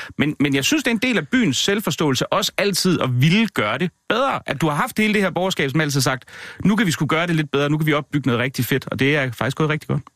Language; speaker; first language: Danish; native; Danish